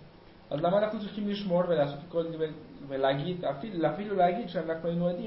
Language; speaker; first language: Hebrew; non-native, learner; Spanish